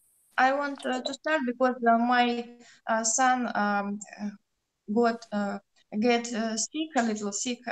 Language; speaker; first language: English; non-native, learner; Russian